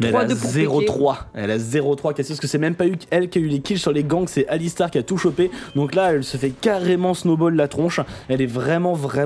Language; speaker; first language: French; native; French